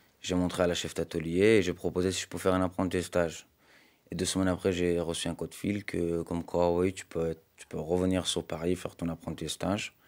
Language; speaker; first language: French; non-native, fluent; Persian